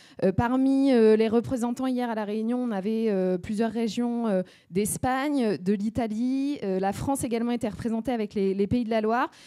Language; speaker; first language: French; native; French